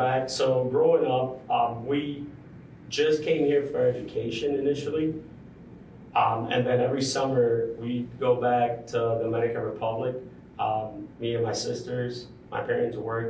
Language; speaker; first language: English; non-native, fluent; Spanish